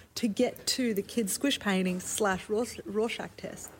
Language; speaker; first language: English; native; English